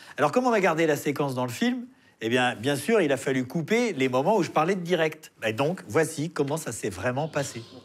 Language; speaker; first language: French; native; French